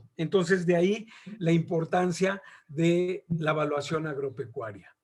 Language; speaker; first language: Spanish; native; Spanish